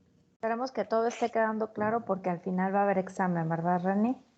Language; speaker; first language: Spanish; native; Spanish